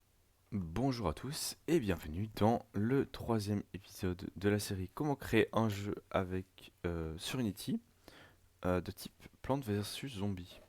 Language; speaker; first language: French; native; French